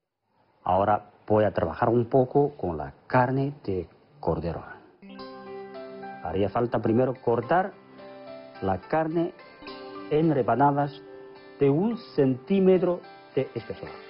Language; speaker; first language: Spanish; non-native, fluent; Chinese